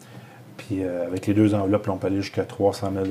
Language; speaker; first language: French; native; French